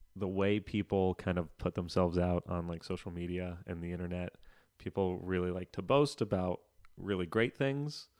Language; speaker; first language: English; native; English